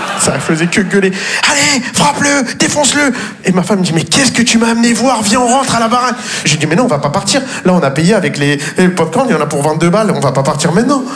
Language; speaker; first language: French; native; French